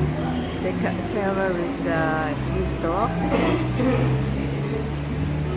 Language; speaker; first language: English; non-native, learner; Thai